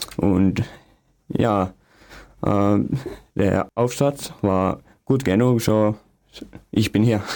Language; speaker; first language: German; non-native, learner; Finnish